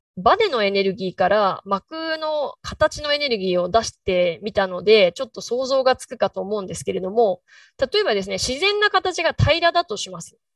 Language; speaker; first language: Japanese; native; Japanese